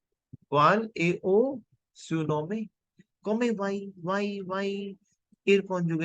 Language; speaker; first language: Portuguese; non-native, learner; Hindi